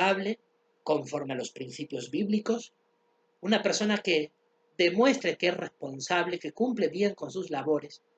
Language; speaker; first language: Spanish; native; Spanish